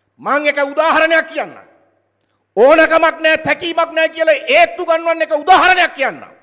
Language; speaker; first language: Sinhala; native; Sinhala